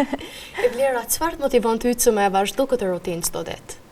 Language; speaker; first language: Albanian; native; Albanian